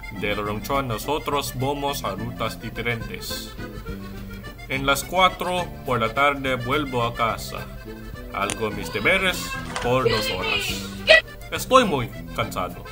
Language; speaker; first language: Spanish; non-native, learner; English